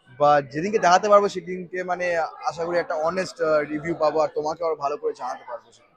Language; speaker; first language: Bangla; native; Bangla